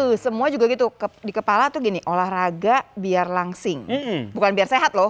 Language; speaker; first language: Indonesian; native; Indonesian